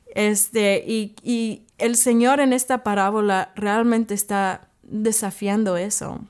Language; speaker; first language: Spanish; early bilingual, heritage; English